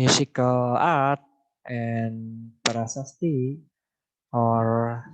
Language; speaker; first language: English; non-native, learner; Indonesian